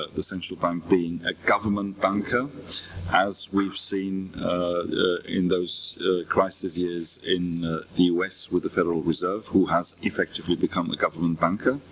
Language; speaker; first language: English; non-native, fluent; German